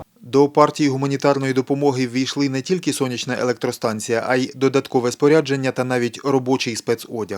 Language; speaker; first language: Ukrainian; native; Ukrainian